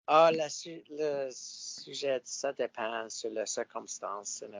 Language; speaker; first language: French; non-native, learner; English